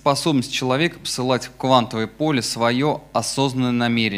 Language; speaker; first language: Russian; native; Russian